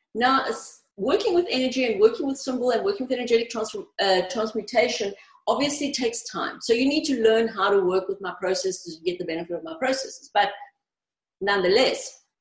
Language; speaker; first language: English; early bilingual, other home language; Greek